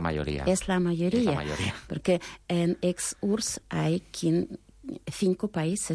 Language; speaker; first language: Spanish; non-native, fluent; Russian